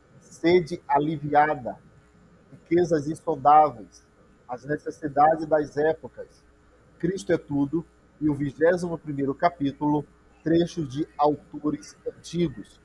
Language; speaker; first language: Portuguese; native; Portuguese